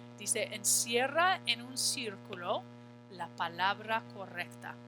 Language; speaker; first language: Spanish; non-native, fluent; English